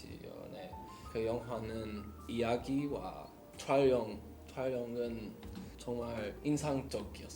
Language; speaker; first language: Korean; non-native, learner; English